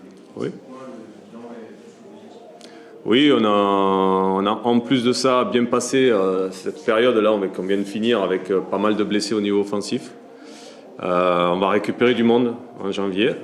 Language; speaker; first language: French; native; French